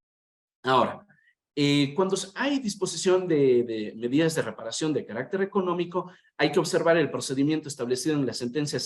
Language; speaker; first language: Spanish; native; Spanish